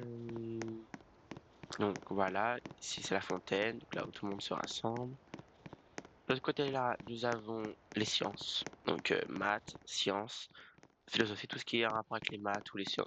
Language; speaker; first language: French; native; French